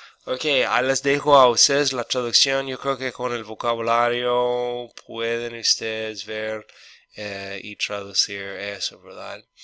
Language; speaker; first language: Spanish; non-native, fluent; English